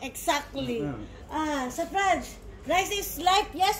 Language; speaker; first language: English; non-native, local second language; Filipino